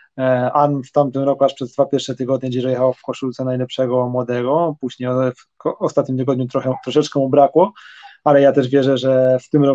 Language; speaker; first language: Polish; native; Polish